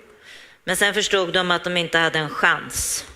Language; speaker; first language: Swedish; native; Swedish